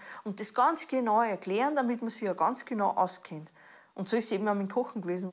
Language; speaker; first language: German; native; German